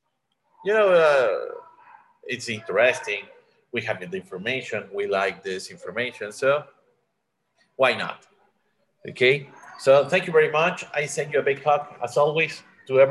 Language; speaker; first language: English; non-native, learner; Spanish